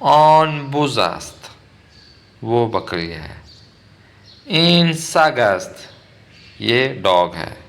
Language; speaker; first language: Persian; non-native, fluent; Urdu